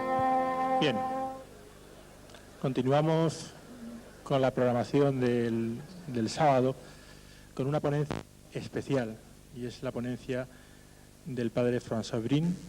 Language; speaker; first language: Spanish; native; Spanish